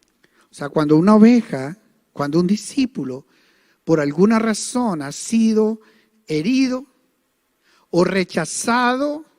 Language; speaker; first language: Spanish; native; Spanish